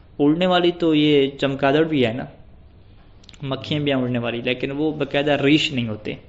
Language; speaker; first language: Urdu; non-native, local second language; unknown